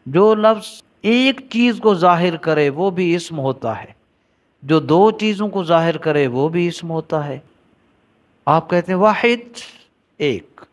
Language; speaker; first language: Urdu; native; Urdu